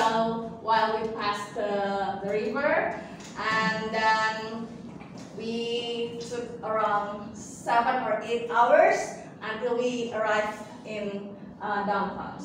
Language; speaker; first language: English; non-native, fluent; Indonesian